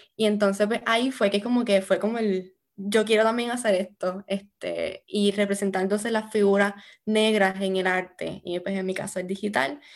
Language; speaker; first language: Spanish; native; Spanish